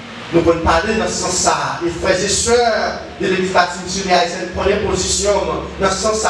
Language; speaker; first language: French; non-native, learner; Haitian Creole